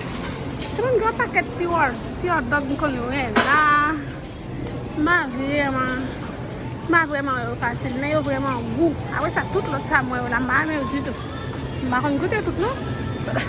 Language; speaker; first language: French; non-native, learner; Haitian Creole